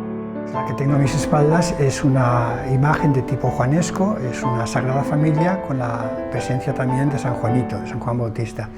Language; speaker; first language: Spanish; native; Spanish